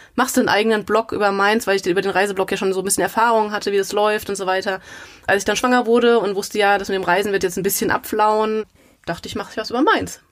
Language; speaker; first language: German; native; German